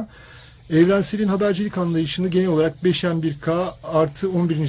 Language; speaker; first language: Turkish; native; Turkish